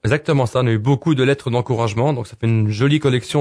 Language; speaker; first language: French; native; French